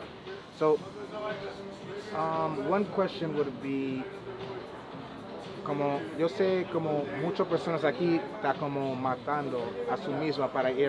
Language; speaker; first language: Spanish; non-native, learner; English